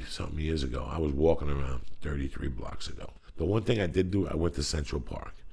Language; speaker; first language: English; native; English